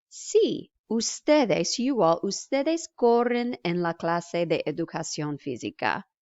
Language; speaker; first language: Spanish; non-native, fluent; English